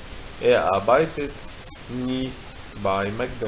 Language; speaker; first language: German; non-native, fluent; Arabic